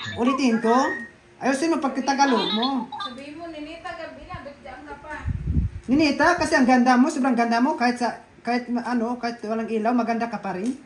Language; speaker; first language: Filipino; native; Filipino